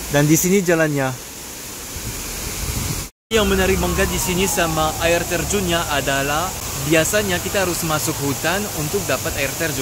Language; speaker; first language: Indonesian; non-native, fluent; French